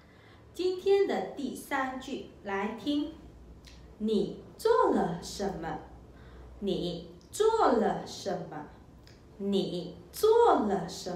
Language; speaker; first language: Chinese; non-native, local second language; Malay